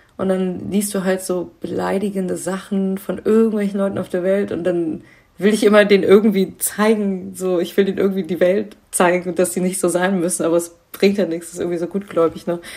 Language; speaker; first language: German; native; German